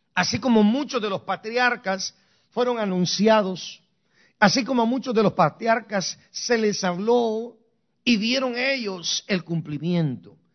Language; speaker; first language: Spanish; native; Spanish